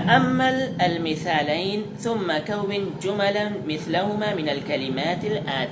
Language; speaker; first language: Arabic; non-native, fluent; Urdu